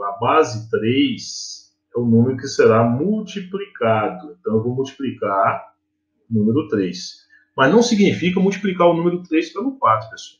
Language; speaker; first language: Portuguese; native; Portuguese